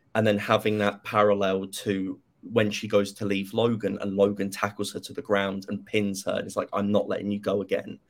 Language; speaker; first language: English; native; English